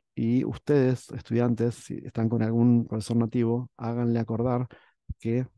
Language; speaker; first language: English; non-native, fluent; Spanish